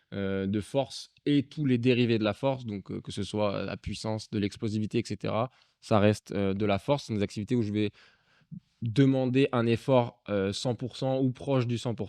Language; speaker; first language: French; native; French